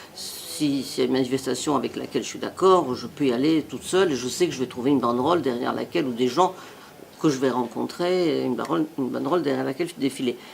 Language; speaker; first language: French; non-native, fluent; Italian